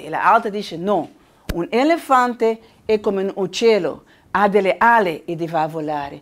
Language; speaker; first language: Italian; non-native, learner; Spanish